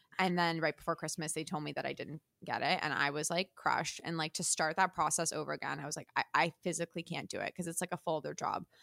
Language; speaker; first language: English; native; English